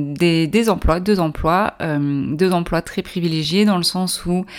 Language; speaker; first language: French; native; French